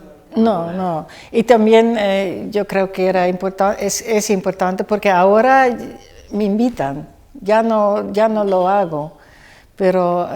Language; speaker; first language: Spanish; non-native, fluent; Dutch